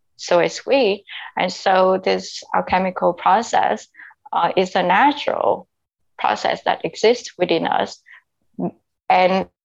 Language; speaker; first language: English; non-native, fluent; Vietnamese